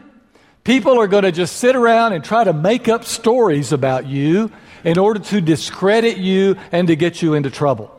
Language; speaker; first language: English; native; English